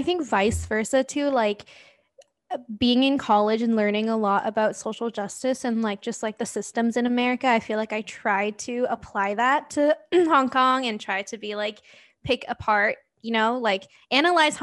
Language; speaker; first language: English; non-native, local second language; Cantonese